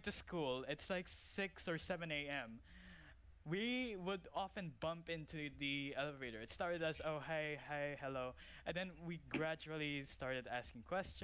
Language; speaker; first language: English; non-native, local second language; Filipino